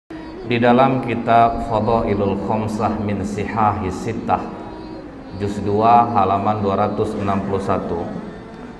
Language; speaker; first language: Indonesian; native; Indonesian